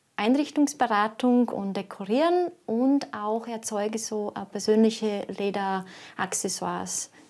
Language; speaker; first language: German; non-native, fluent; Latvian